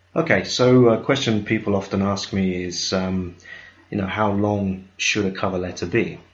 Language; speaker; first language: English; native; English